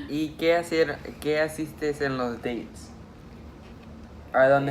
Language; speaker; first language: Spanish; early bilingual, heritage; Spanish